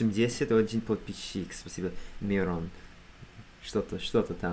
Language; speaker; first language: Russian; non-native, learner; English